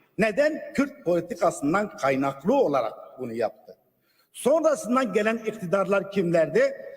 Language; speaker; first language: Turkish; non-native, local second language; Kurdish